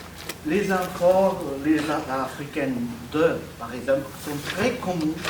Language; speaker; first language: French; non-native, fluent; Portuguese